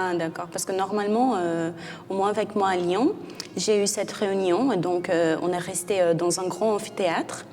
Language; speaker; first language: French; non-native, fluent; Portuguese